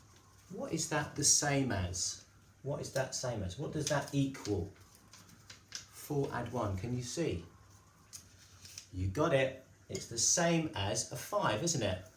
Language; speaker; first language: English; native; English